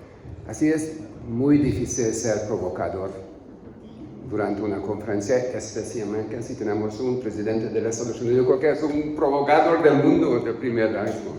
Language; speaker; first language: Spanish; non-native, learner; Hungarian